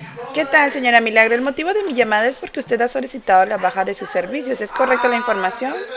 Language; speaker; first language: Spanish; native; Spanish